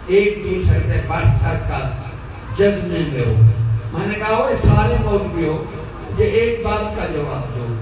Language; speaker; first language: Urdu; native; Urdu